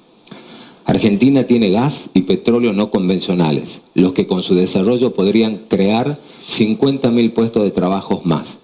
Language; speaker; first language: Spanish; native; Spanish